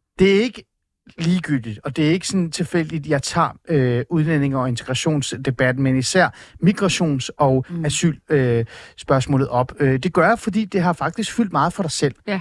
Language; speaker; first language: Danish; early bilingual, other home language; Persian